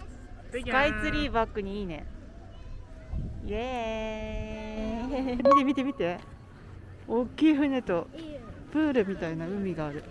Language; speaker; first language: Japanese; native; Japanese